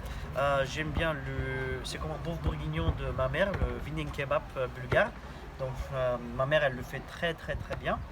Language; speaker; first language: French; non-native, fluent; Bulgarian